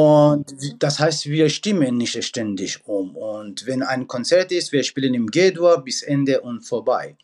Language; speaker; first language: German; non-native, fluent; Persian